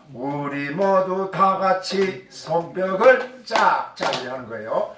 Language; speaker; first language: Korean; native; Korean